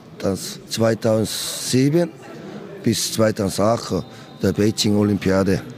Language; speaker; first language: German; non-native, learner; Korean